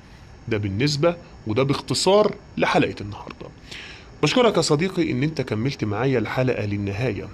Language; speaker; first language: Arabic; native; Arabic